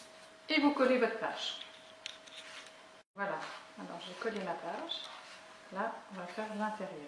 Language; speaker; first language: French; native; French